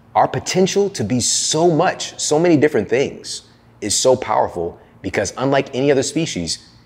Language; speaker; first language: English; native; English